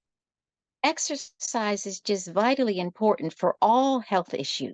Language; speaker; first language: English; native; English